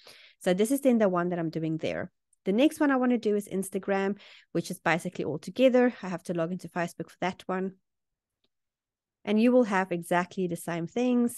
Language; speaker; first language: English; native; English